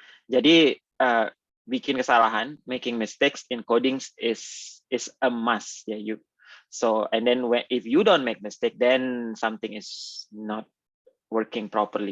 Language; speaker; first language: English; non-native, fluent; Indonesian